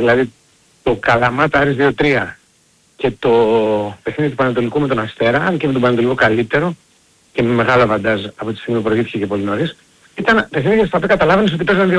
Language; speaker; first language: Greek; native; Greek